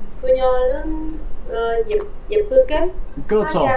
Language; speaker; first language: Korean; non-native, learner; Vietnamese